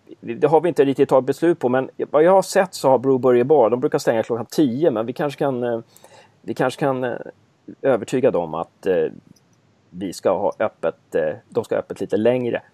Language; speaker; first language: Swedish; native; Swedish